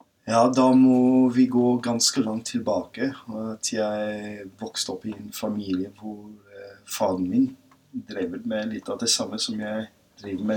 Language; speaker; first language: Norwegian; non-native, fluent; English